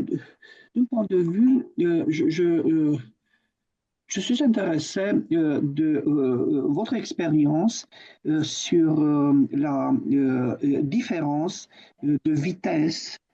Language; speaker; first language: French; non-native, fluent; Romanian